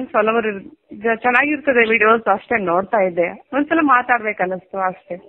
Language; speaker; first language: Kannada; native; Kannada